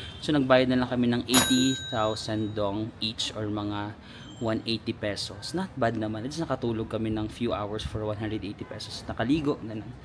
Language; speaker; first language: Filipino; native; Filipino